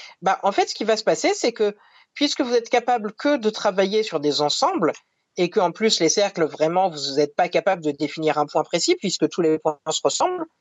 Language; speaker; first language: French; native; French